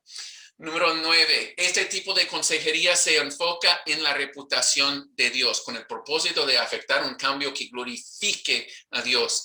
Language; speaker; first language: Spanish; non-native, fluent; English